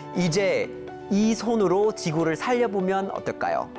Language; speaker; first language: Korean; non-native, fluent; English